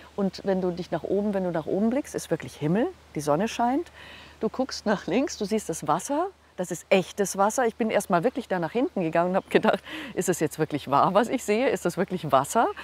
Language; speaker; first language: German; non-native, local second language; Hungarian